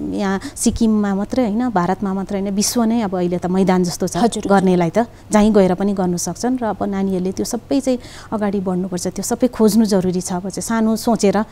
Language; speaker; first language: Nepali; native; Nepali